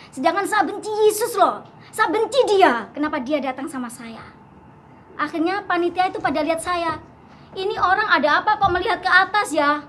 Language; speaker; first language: Indonesian; non-native, local second language; Javanese